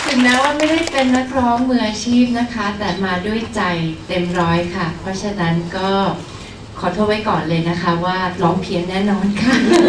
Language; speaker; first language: Thai; early bilingual, heritage; Thai